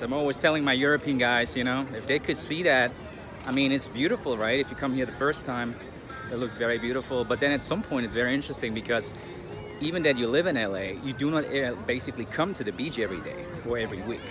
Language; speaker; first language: English; non-native, fluent; German